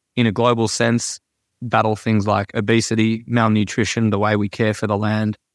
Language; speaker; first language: English; native; English